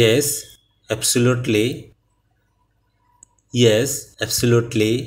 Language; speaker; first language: English; non-native, fluent; Bangla